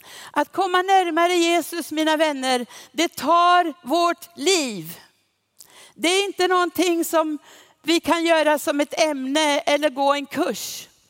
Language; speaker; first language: Swedish; non-native, fluent; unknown